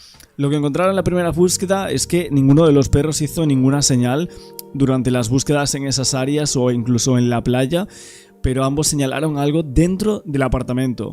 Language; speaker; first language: Spanish; native; Spanish